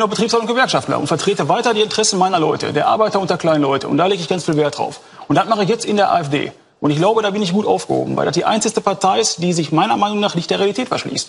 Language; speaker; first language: German; native; German